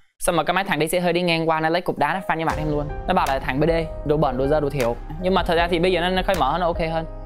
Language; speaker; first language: Vietnamese; early bilingual, heritage; Vietnamese